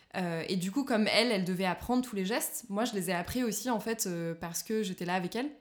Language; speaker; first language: French; native; French